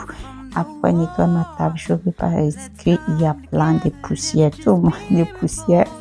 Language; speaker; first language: French; non-native, learner; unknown